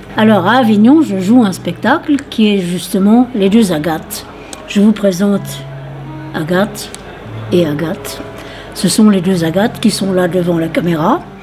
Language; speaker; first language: French; native; French